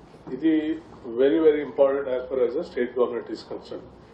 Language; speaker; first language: English; non-native, local second language; Telugu